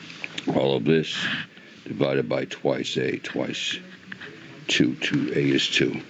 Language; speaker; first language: English; native; English